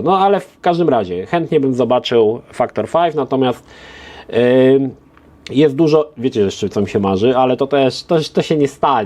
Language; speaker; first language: Polish; native; Polish